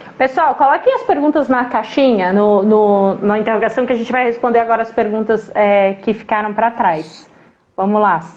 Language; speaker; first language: Portuguese; native; Portuguese